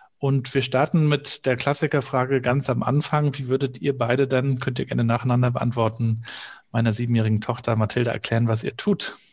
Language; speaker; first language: German; native; German